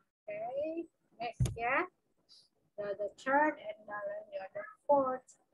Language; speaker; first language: English; non-native, fluent; Indonesian